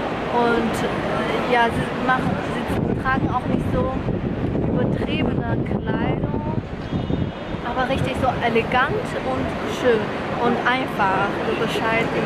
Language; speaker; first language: German; non-native, fluent; Chinese